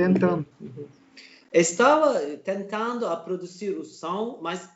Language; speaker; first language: Portuguese; non-native, learner; Turkish